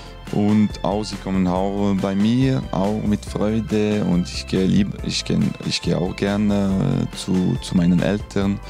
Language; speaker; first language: German; non-native, local second language; French